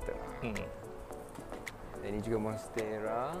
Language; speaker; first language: Malay; native; Malay